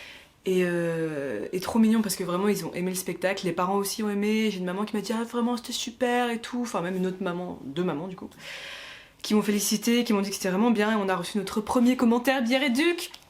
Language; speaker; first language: French; native; French